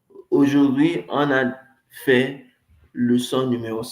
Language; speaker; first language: French; non-native, fluent; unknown